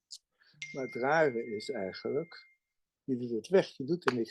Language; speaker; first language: Dutch; native; Dutch